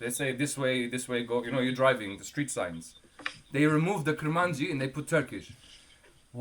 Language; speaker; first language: English; non-native, fluent; Kurdish